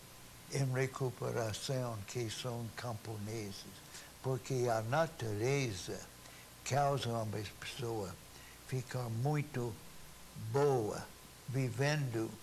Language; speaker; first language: Portuguese; non-native, fluent; English